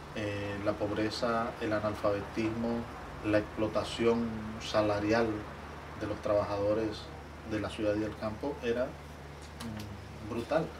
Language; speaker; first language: Spanish; native; Spanish